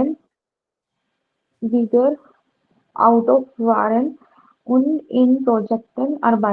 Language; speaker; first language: German; non-native, learner; Hindi